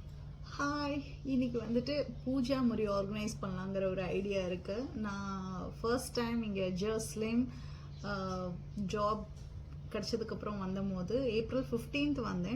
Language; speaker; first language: Tamil; non-native, local second language; Malayalam